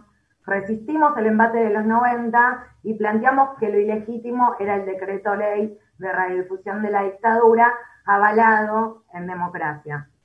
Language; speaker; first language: Spanish; native; Spanish